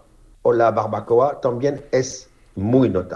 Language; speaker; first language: Spanish; non-native, fluent; French